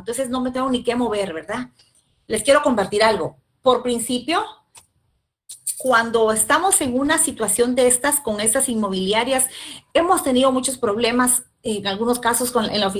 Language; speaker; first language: Spanish; native; Spanish